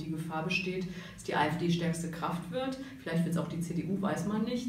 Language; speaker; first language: German; native; German